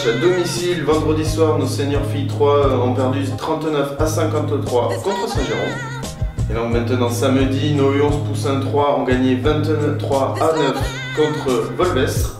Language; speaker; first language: French; native; French